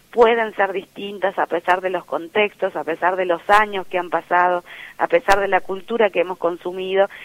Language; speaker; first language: Spanish; native; Spanish